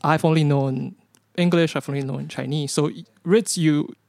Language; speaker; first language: English; native; English